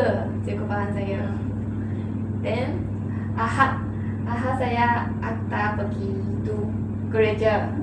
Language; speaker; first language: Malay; non-native, local second language; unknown